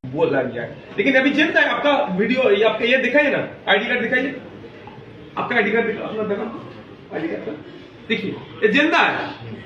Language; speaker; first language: Hindi; non-native, local second language; Bangla